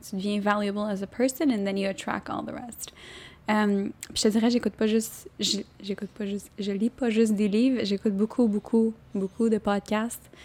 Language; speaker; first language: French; native; French